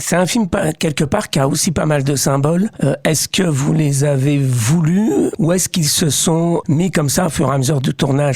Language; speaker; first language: French; native; French